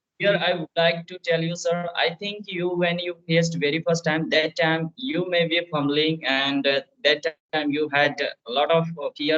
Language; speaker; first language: English; non-native, fluent; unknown